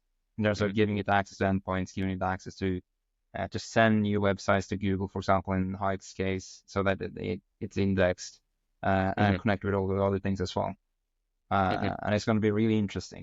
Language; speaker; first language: English; non-native, fluent; Norwegian